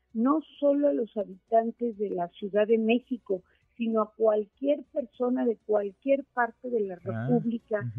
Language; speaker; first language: Spanish; native; Spanish